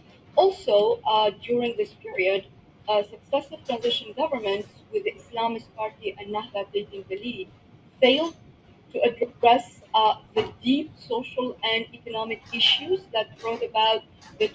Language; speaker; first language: English; non-native, local second language; Arabic